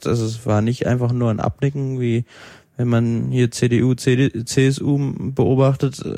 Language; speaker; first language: German; native; German